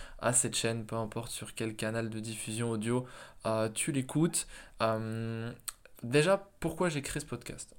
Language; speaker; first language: French; native; French